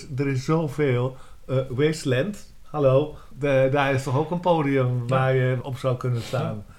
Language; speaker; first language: Dutch; native; Dutch